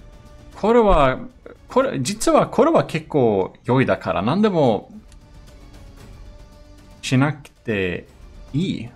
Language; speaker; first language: Japanese; non-native, learner; Swedish